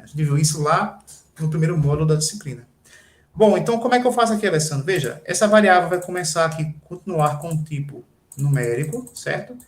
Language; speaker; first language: Portuguese; native; Portuguese